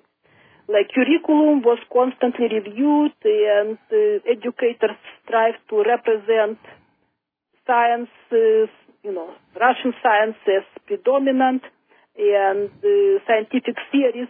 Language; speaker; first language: English; non-native, fluent; Russian